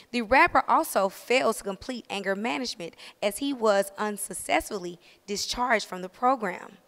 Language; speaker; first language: English; native; English